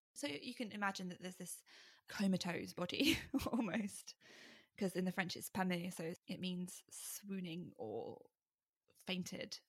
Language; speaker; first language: English; native; English